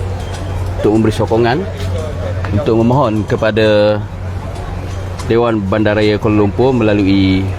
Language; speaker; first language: Malay; native; Malay